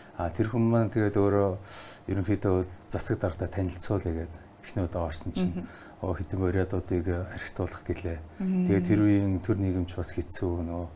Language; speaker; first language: Mongolian; non-native, local second language; Buriat